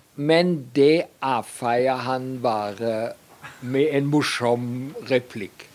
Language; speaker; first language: Norwegian; non-native, fluent; German